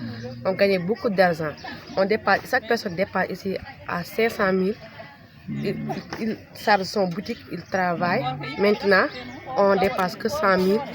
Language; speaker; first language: French; non-native, local second language; Wolof